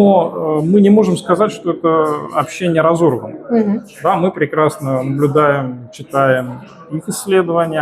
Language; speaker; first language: Russian; native; Russian